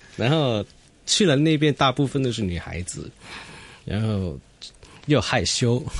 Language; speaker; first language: Chinese; non-native, fluent; Cantonese